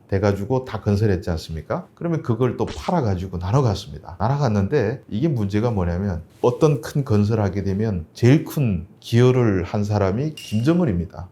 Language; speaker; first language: Korean; native; Korean